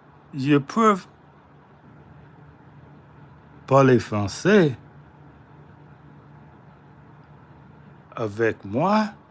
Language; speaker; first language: French; non-native, learner; English